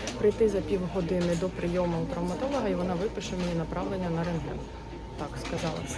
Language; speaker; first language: Ukrainian; non-native, local second language; Russian